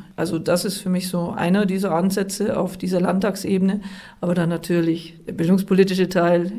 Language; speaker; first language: German; native; German